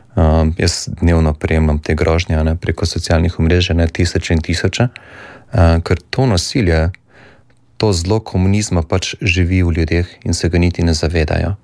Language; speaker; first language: Slovenian; native; Slovenian